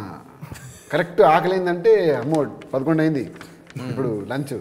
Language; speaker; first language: Telugu; native; Telugu